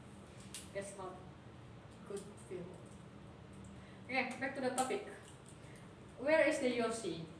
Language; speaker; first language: English; non-native, learner; Indonesian